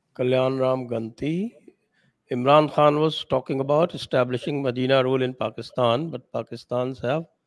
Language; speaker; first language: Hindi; native; Hindi